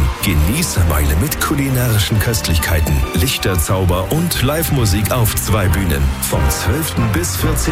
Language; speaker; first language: German; native; German